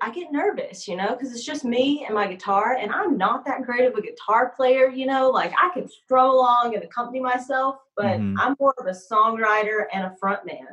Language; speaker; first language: English; native; English